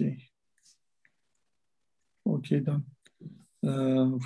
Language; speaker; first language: German; non-native, learner; Turkish